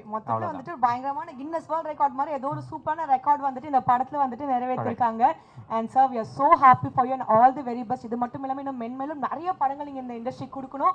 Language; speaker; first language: Tamil; native; Tamil